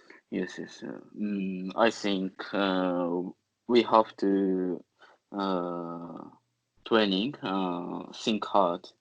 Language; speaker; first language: English; non-native, learner; Japanese